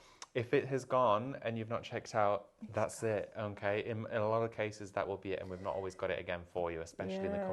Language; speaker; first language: English; native; English